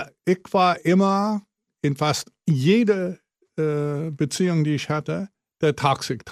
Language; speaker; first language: German; non-native, fluent; English